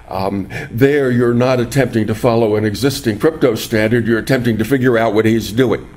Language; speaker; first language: English; native; English